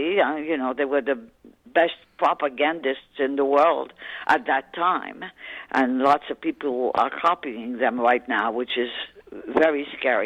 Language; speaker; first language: English; early bilingual, other home language; French